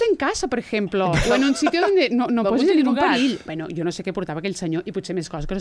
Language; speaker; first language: Catalan; native; Catalan